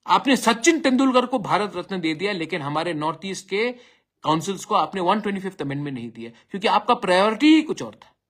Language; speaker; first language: Hindi; non-native, local second language; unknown